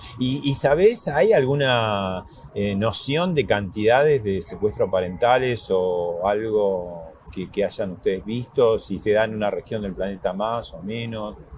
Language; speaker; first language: Spanish; native; Spanish